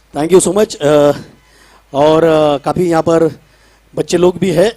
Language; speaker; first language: Hindi; non-native, local second language; Marathi